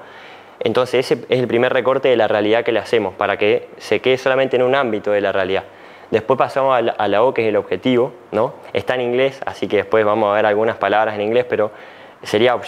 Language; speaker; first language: Spanish; native; Spanish